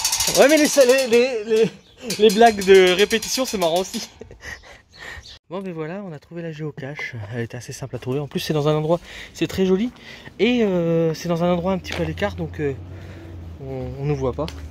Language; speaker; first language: French; native; French